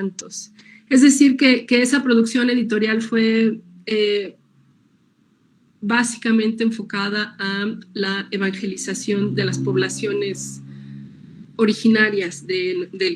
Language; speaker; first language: Spanish; native; Spanish